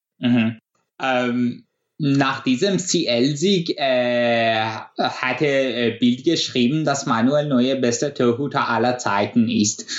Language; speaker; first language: German; non-native, fluent; Persian